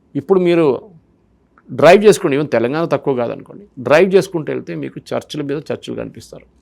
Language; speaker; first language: Telugu; non-native, fluent; Malayalam